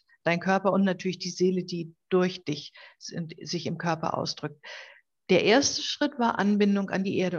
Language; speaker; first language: German; native; German